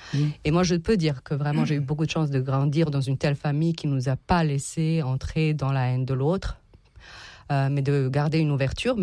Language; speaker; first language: French; non-native, fluent; Serbian